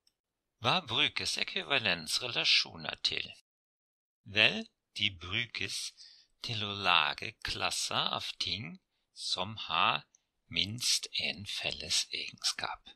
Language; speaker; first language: Norwegian; non-native, fluent; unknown